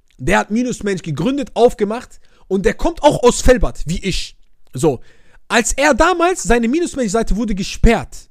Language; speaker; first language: German; early bilingual, other home language; Arabic